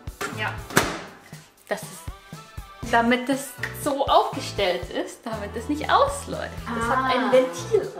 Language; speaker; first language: German; native; German